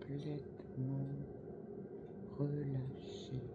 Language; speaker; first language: French; native; French